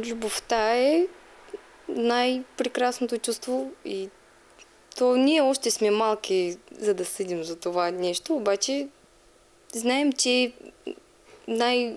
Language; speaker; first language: Bulgarian; non-native, fluent; Russian